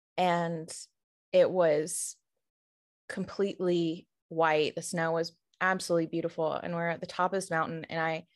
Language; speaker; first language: English; native; English